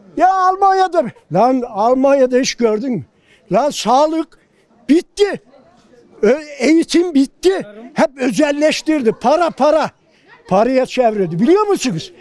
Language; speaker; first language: Turkish; native; Turkish